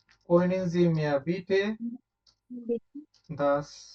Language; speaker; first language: German; non-native, learner; Bangla